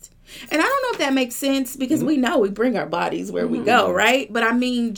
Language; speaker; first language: English; native; English